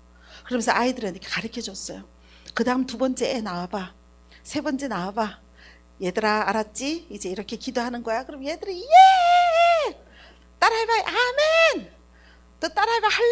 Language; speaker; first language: Korean; native; Korean